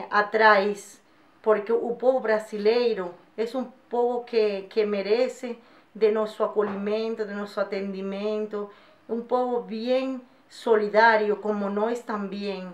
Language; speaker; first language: Portuguese; non-native, fluent; Spanish